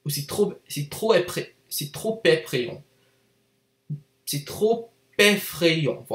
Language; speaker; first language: French; non-native, learner; English